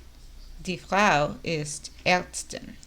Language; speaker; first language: German; non-native, learner; English